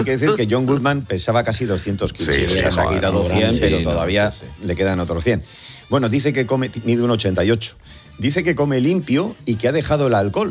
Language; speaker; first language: Spanish; native; Spanish